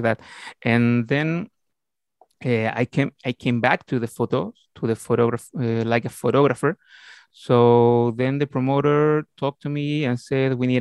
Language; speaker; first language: English; non-native, learner; Spanish